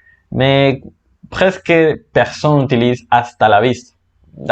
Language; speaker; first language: French; non-native, fluent; Spanish